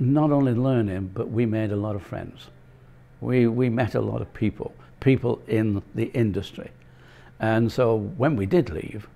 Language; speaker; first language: English; native; English